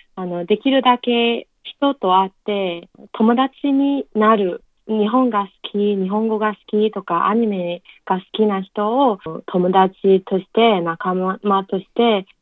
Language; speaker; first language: Japanese; non-native, learner; Chinese